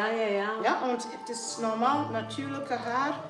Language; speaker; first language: Dutch; non-native, learner; English